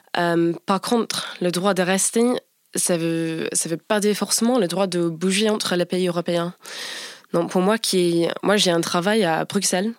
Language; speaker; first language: French; non-native, fluent; English